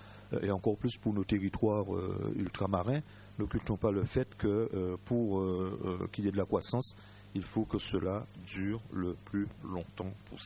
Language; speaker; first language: French; native; French